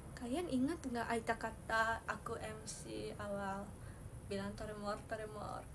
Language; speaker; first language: Indonesian; non-native, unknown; Japanese